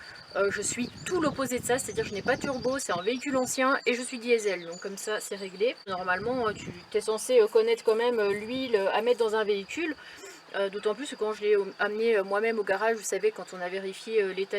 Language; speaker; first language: French; native; French